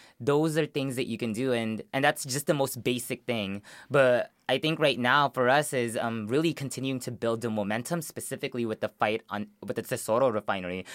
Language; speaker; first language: English; early bilingual, other home language; Filipino